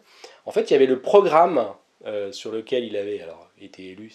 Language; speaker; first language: French; native; French